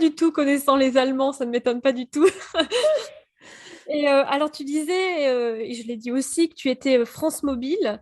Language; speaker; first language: French; native; French